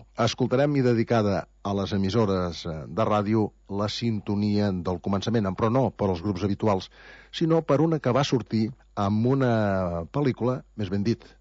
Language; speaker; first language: Catalan; native; Catalan